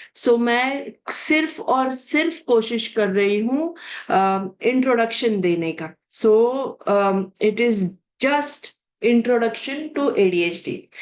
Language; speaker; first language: Hindi; non-native, local second language; Marathi